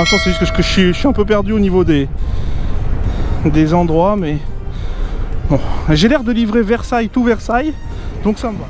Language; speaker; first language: French; native; French